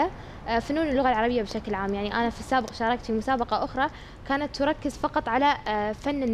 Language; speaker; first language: Arabic; native; Arabic